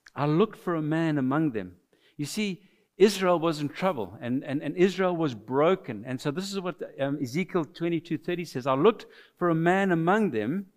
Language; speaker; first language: English; non-native, fluent; French